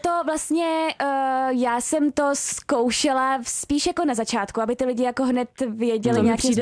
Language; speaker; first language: Czech; native; Czech